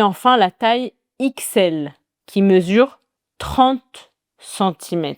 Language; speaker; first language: French; native; French